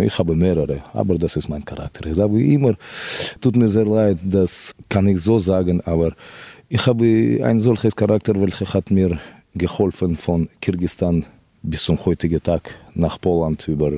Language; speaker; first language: German; non-native, fluent; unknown